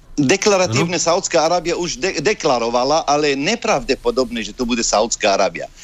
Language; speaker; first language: Slovak; non-native, fluent; Arabic